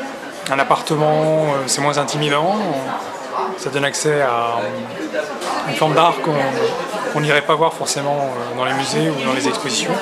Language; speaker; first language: French; native; French